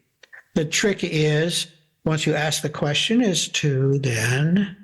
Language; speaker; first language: English; native; English